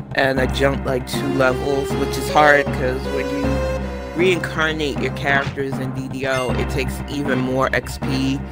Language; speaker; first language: English; native; English